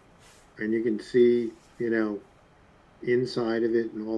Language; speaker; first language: English; native; English